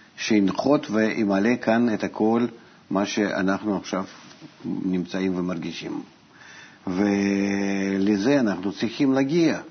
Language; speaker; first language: Hebrew; non-native, fluent; Russian